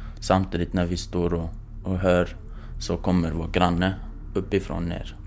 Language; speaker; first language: Swedish; non-native, fluent; Kurdish